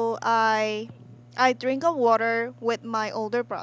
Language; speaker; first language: English; non-native, learner; Korean